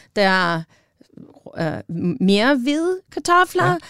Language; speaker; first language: Danish; non-native, fluent; English